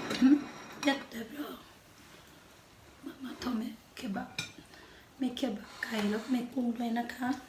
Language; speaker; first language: Swedish; non-native, learner; Thai